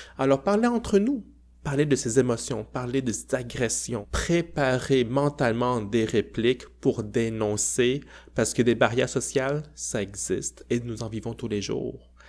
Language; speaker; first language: French; early bilingual, other home language; Cantonese